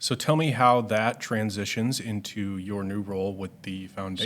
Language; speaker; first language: English; native; English